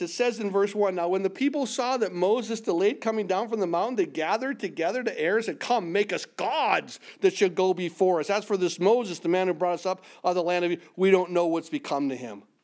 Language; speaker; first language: English; native; English